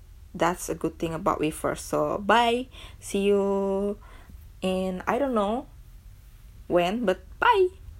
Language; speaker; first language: English; non-native, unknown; Indonesian